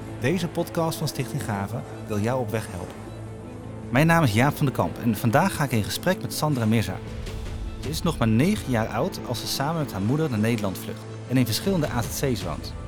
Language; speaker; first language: Dutch; native; Dutch